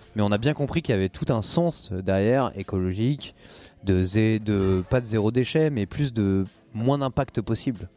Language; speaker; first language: French; native; French